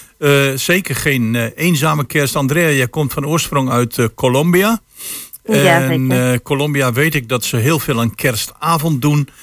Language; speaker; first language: Dutch; native; Dutch